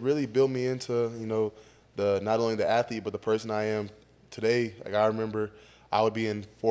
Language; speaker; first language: English; native; English